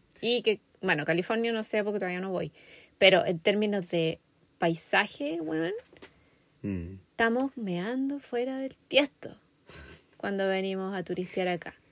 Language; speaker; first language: Spanish; native; Spanish